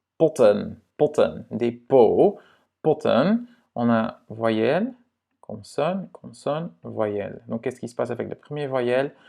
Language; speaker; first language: French; non-native, fluent; Dutch